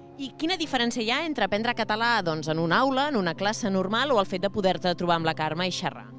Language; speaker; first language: Catalan; native; Catalan